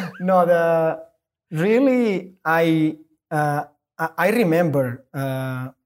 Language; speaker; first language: English; non-native, fluent; Spanish